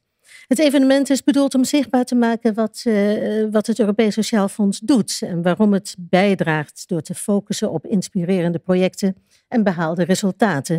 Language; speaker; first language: Dutch; native; Dutch